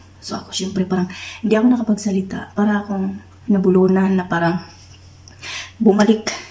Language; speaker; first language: Filipino; non-native, local second language; Cebuano